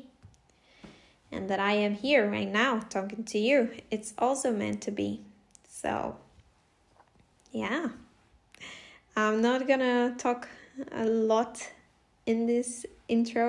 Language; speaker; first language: English; non-native, fluent; Spanish